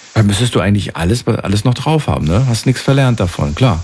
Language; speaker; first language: German; native; German